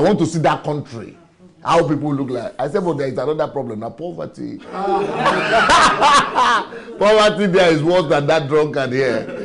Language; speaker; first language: English; non-native, local second language; Yoruba